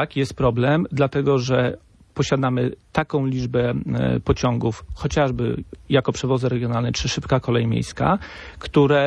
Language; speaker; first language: Polish; native; Polish